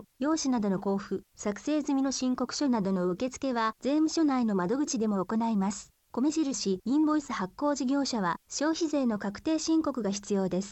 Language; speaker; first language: Japanese; native; Japanese